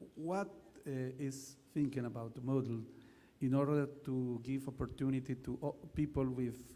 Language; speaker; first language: English; non-native, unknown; Spanish